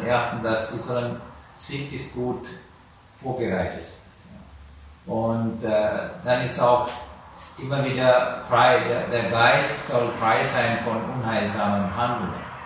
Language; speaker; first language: German; non-native, learner; Sinhala